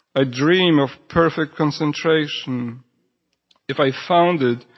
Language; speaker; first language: English; non-native, fluent; Polish